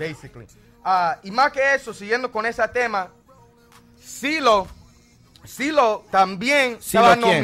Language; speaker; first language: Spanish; early bilingual, heritage; Spanish